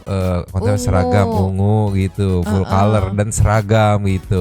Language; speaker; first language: Indonesian; native; Indonesian